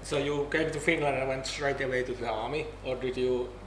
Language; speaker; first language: English; non-native, fluent; Finnish